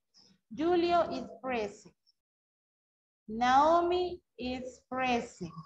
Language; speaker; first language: English; non-native, fluent; Spanish